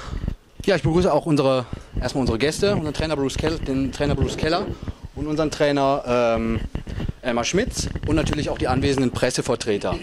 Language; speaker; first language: German; native; German